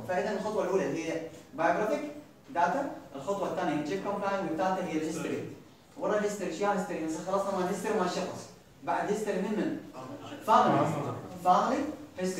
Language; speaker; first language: Arabic; native; Arabic